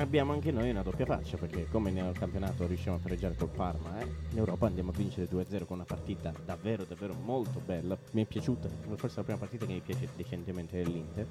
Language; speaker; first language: Italian; native; Italian